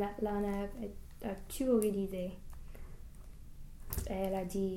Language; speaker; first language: French; non-native, learner; English